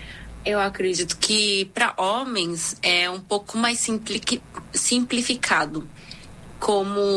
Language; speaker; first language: Portuguese; non-native, fluent; Korean